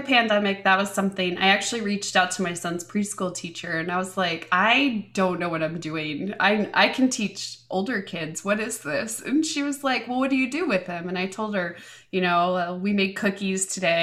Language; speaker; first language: English; native; English